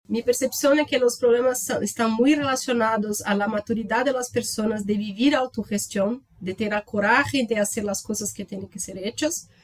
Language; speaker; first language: Spanish; non-native, learner; Portuguese